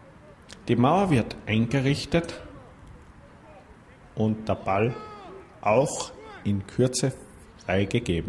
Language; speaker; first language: German; native; German